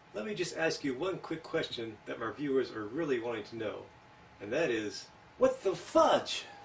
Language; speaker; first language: English; native; English